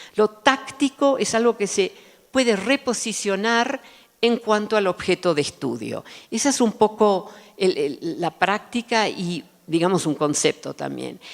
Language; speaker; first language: Spanish; early bilingual, other home language; Dutch